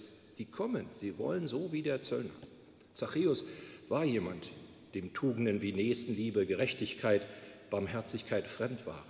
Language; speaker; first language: German; native; German